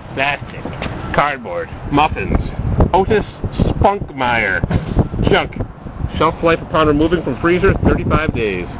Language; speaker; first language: English; early bilingual, other home language; French